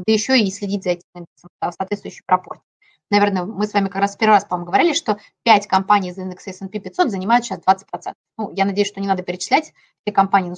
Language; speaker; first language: Russian; native; Russian